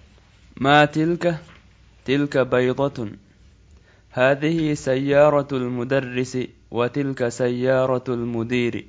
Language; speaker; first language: Arabic; non-native, learner; Divehi